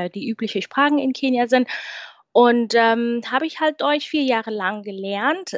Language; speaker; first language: German; non-native, fluent; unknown